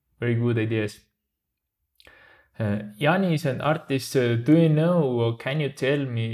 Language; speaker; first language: English; non-native, fluent; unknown